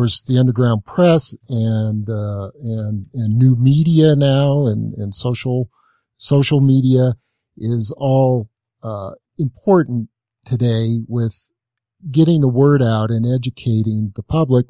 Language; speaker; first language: English; native; English